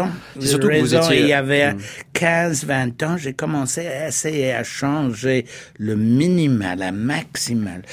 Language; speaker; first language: French; non-native, fluent; English